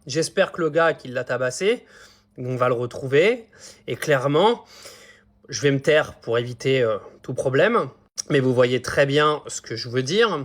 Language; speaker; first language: French; native; French